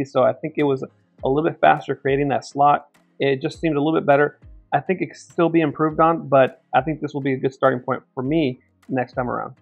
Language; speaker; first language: English; native; English